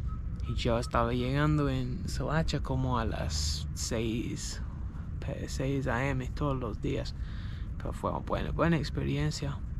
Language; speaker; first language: Spanish; non-native, learner; English